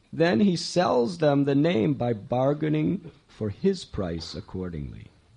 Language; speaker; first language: English; native; English